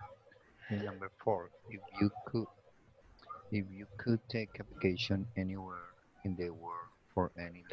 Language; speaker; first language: English; non-native, learner; Spanish